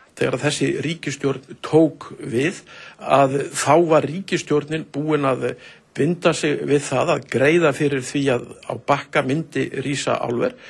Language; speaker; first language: Icelandic; native; Icelandic